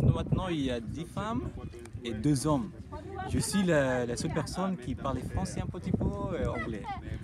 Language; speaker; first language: French; non-native, learner; Swahili